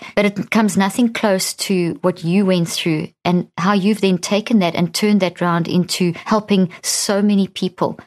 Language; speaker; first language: English; native; English